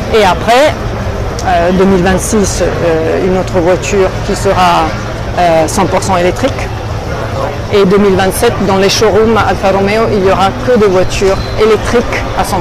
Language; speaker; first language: French; non-native, fluent; Italian